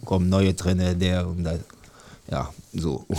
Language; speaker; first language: German; non-native, learner; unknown